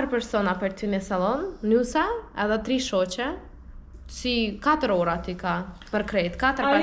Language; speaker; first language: Albanian; non-native, learner; Russian